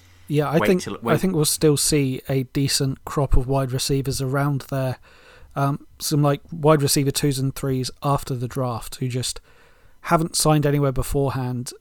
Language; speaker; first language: English; native; English